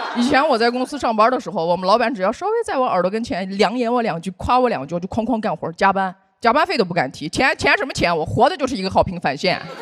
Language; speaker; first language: Chinese; non-native, local second language; Uyghur